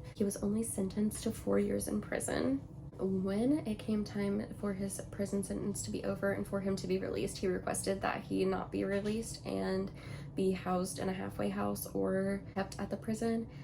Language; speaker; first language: English; native; English